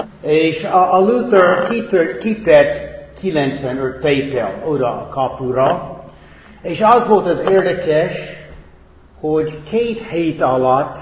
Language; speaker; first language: Hungarian; non-native, fluent; English